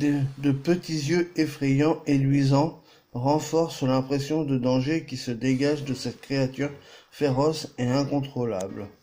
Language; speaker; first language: French; native; French